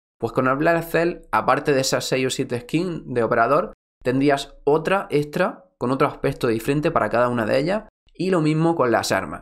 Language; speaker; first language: Spanish; native; Spanish